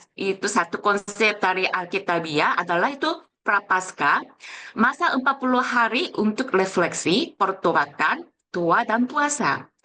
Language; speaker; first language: Indonesian; non-native, fluent; Korean